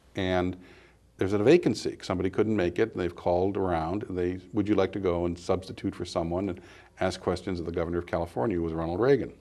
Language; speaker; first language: English; native; English